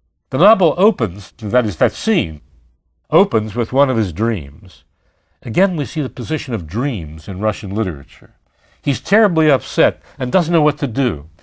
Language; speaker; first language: English; native; English